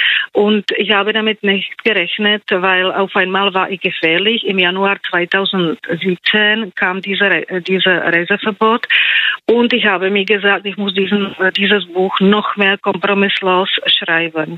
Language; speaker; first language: German; non-native, fluent; Czech